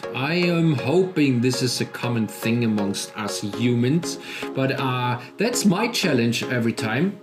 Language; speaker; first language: English; non-native, fluent; German